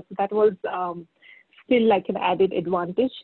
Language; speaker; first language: English; non-native, local second language; Marathi